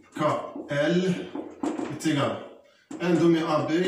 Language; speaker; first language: French; non-native, local second language; Arabic